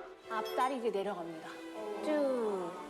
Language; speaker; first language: Korean; native; Korean